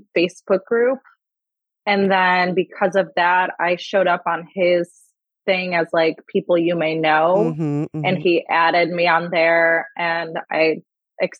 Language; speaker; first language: English; native; English